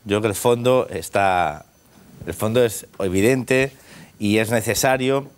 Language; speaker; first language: Spanish; non-native, local second language; Catalan